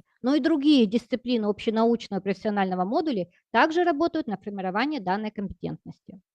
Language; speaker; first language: Russian; native; Russian